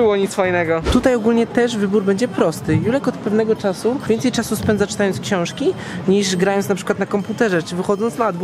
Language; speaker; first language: Polish; native; Polish